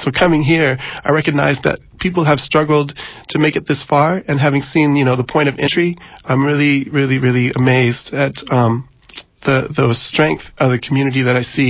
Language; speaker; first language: English; native; English